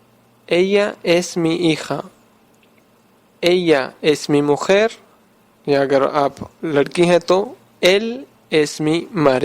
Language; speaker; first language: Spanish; non-native, fluent; Urdu